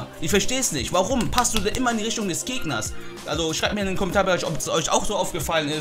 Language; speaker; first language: German; native; German